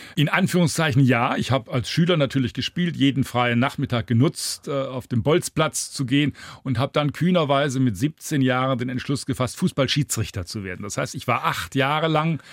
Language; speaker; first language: German; native; German